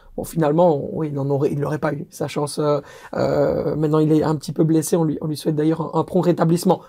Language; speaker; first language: French; native; French